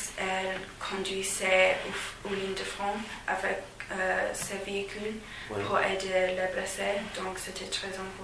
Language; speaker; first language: French; non-native, fluent; English